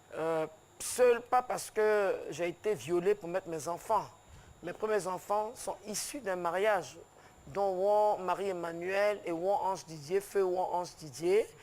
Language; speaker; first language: French; early bilingual, heritage; French